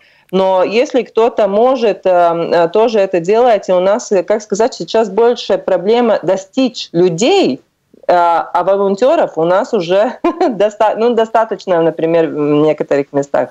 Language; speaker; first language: Russian; non-native, local second language; Latvian